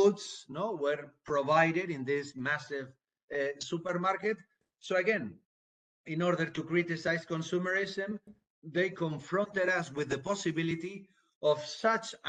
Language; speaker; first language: English; non-native, fluent; Spanish